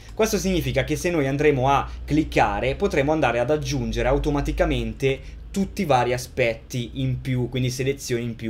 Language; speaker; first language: Italian; native; Italian